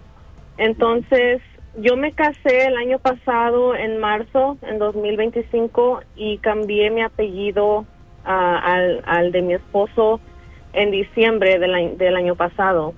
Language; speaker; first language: Spanish; early bilingual, other home language; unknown